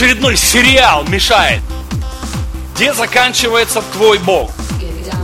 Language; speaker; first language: Russian; native; Russian